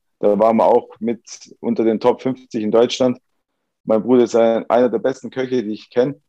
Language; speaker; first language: German; early bilingual, other home language; Italian